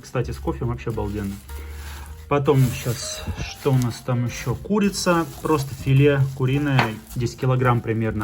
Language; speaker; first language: Russian; native; Russian